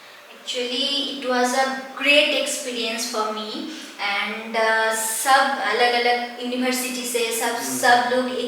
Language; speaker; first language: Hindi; non-native, local second language; Bangla